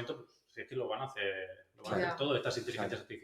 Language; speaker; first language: Spanish; native; Spanish